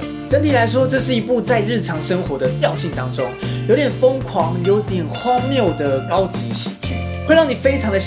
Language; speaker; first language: Chinese; native; Chinese